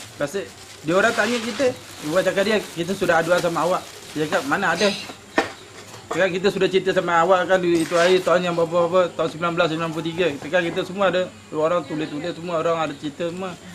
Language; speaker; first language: Malay; non-native, local second language; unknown